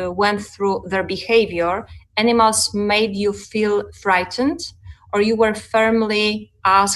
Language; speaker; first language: English; non-native, fluent; Polish